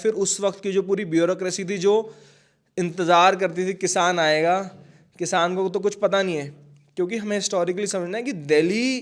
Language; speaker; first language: Hindi; native; Hindi